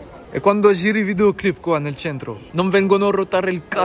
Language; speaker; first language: Italian; non-native, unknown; French